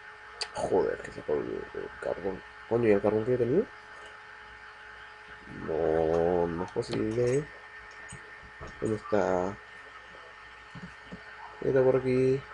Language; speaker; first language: Spanish; native; Spanish